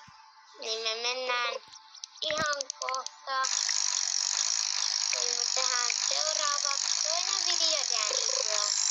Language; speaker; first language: Finnish; early bilingual, other home language; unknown